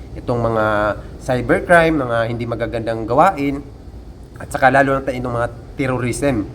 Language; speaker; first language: Filipino; native; Filipino